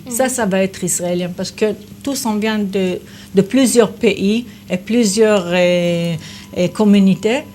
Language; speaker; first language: French; non-native, fluent; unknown